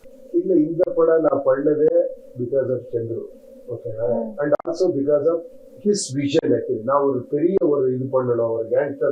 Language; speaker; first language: Tamil; non-native, learner; Kannada